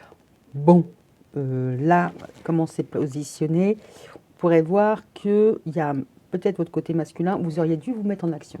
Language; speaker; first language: French; native; French